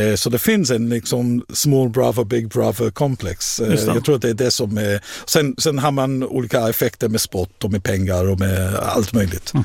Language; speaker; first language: Swedish; non-native, fluent; Hebrew